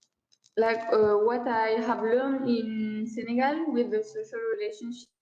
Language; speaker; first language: English; non-native, learner; French